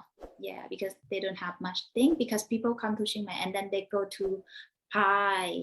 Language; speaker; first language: English; non-native, learner; Thai